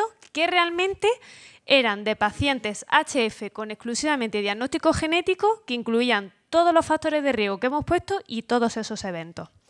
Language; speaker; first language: Spanish; native; Spanish